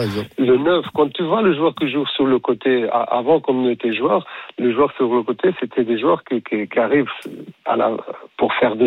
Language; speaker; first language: French; non-native, fluent; Portuguese